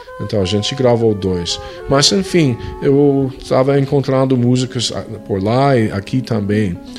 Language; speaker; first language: Portuguese; non-native, fluent; English